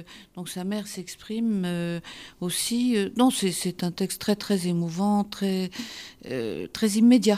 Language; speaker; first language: French; native; French